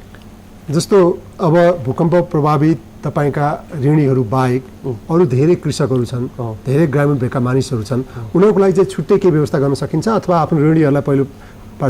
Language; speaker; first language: Nepali; native; Nepali